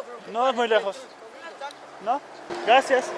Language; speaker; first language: Spanish; non-native, learner; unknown